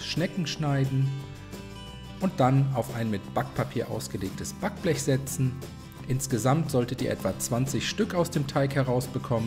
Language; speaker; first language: German; native; German